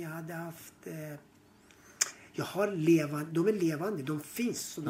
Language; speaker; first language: Swedish; non-native, fluent; Persian